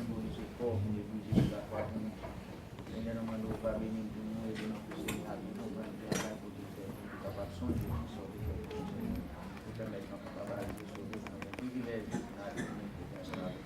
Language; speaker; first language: French; non-native, local second language; Haitian Creole